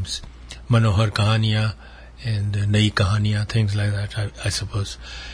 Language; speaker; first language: English; non-native, local second language; Gujarati